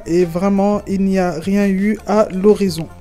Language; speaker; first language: French; non-native, local second language; Comorian